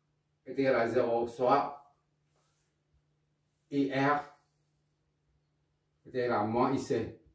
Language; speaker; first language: French; non-native, local second language; Arabic